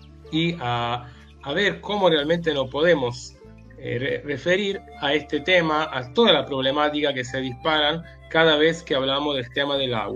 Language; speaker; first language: Spanish; native; Spanish